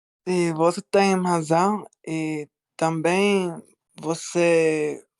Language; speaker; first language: Portuguese; non-native, learner; English